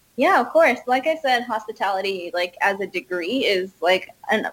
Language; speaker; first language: English; early bilingual, other home language; Hindi